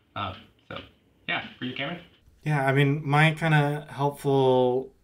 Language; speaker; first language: English; native; English